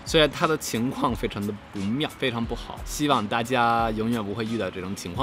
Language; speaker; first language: Chinese; non-native, fluent; English